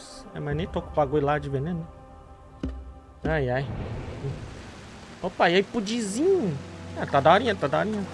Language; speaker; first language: Portuguese; native; Portuguese